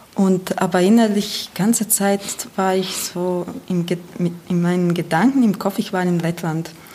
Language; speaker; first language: German; non-native, fluent; Latvian